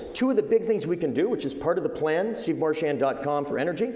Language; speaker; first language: English; native; English